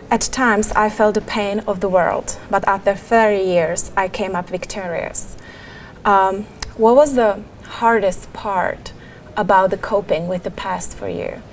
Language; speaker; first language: English; non-native, fluent; Czech